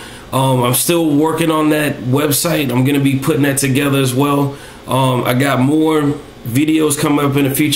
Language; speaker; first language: English; native; English